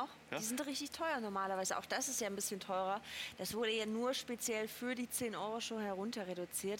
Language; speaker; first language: German; native; German